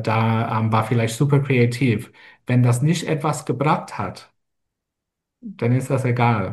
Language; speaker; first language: German; non-native, fluent; English